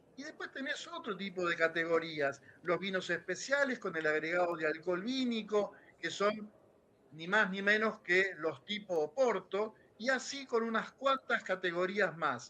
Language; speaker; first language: Spanish; native; Spanish